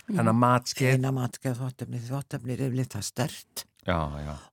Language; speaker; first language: Icelandic; native; Icelandic